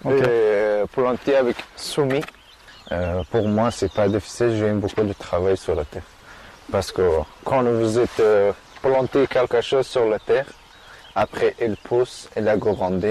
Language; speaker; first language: French; non-native, learner; Persian